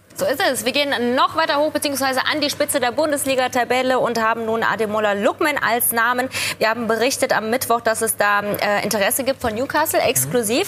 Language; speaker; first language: German; native; German